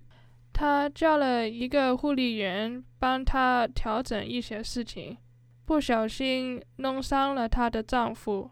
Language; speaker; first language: Chinese; early bilingual, heritage; Chinese